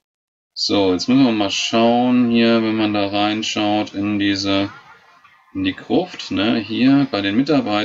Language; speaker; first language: German; native; German